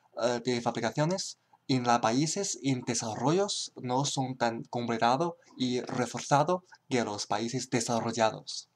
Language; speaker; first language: Spanish; non-native, learner; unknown